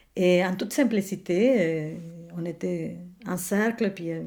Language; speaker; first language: French; non-native, fluent; Spanish